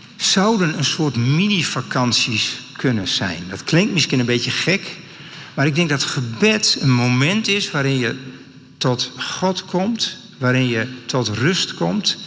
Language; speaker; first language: Dutch; native; Dutch